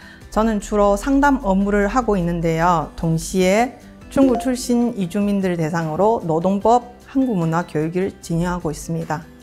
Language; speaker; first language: Korean; non-native, fluent; Chinese